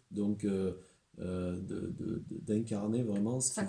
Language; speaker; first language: French; native; French